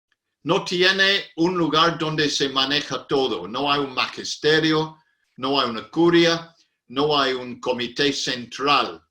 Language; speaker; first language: Spanish; non-native, fluent; English